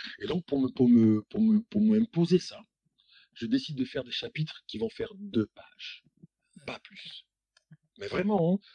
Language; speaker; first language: French; native; French